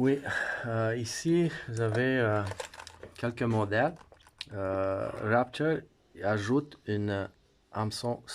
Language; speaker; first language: French; non-native, fluent; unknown